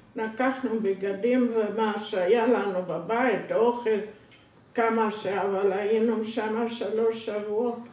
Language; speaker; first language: Hebrew; non-native, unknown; Hungarian